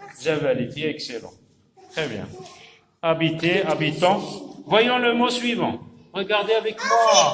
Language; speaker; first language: French; non-native, local second language; Arabic